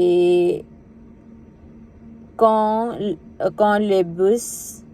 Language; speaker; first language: French; non-native, learner; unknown